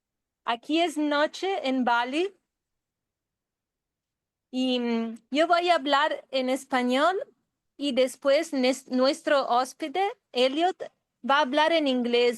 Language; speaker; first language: Spanish; non-native, fluent; Italian